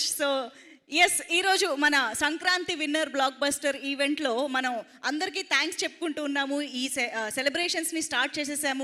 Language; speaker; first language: Telugu; native; Telugu